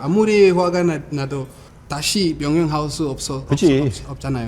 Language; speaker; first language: Korean; non-native, fluent; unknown